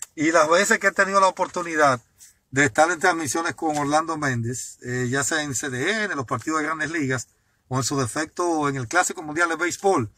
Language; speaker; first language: Spanish; native; Spanish